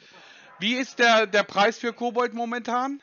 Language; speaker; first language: German; native; German